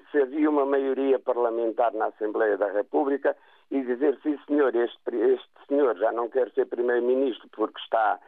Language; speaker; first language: Portuguese; native; Portuguese